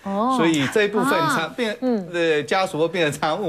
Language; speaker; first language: Chinese; native; Chinese